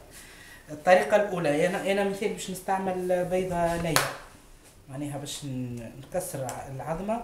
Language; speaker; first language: Arabic; native; Arabic